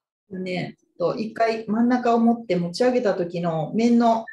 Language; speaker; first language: Japanese; native; Japanese